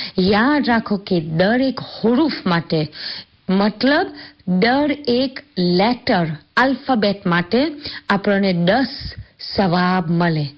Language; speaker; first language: Gujarati; early bilingual, heritage; Gujarati